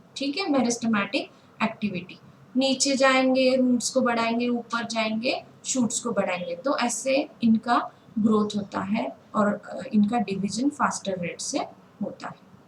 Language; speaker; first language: Hindi; non-native, local second language; Marathi